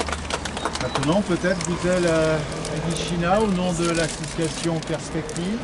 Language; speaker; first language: French; native; French